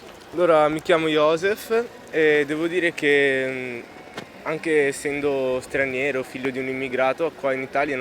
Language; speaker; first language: Italian; early bilingual, other home language; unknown